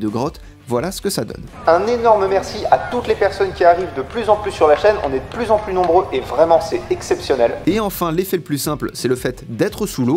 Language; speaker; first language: French; native; French